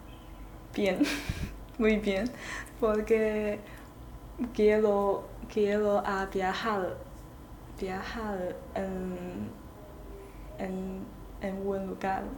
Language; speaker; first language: Spanish; non-native, learner; Chinese